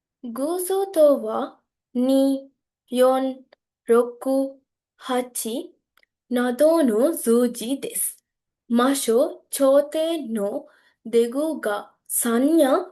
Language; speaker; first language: Japanese; non-native, learner; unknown